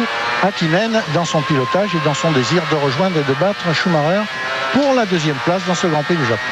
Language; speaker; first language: French; native; French